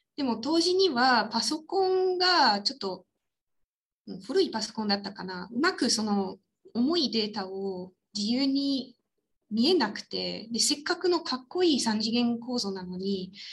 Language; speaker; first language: Japanese; non-native, fluent; French